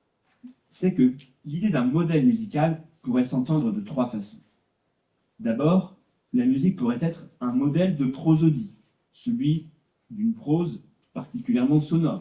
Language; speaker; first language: French; native; French